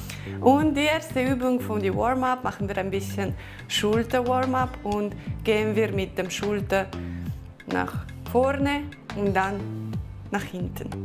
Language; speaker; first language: German; non-native, learner; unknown